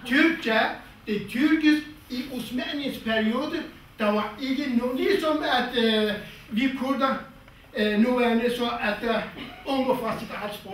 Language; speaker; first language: Danish; non-native, fluent; Kurdish